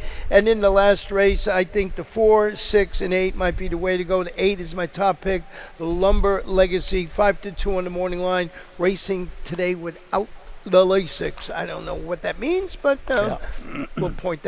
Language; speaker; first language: English; native; English